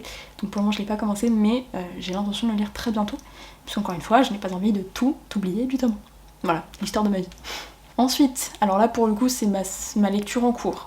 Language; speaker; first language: French; native; French